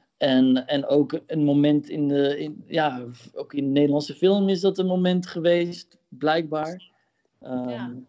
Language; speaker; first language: Dutch; early bilingual, other home language; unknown